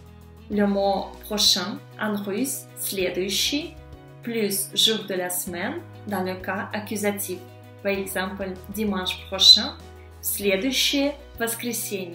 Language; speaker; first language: French; non-native, fluent; Russian